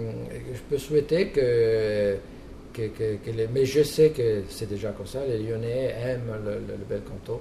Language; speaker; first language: French; non-native, fluent; Italian